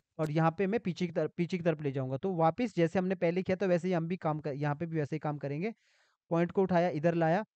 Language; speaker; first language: Hindi; native; Hindi